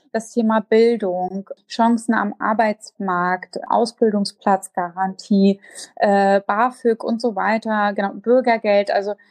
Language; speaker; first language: German; native; German